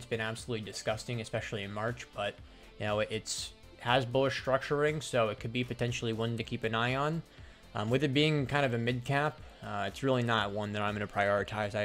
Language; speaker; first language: English; native; English